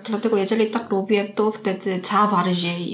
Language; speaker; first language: Polish; non-native, learner; Korean